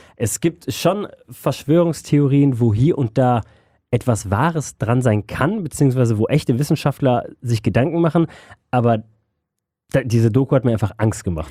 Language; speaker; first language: German; native; German